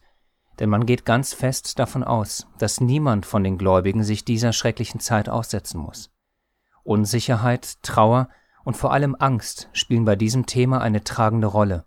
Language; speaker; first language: German; native; German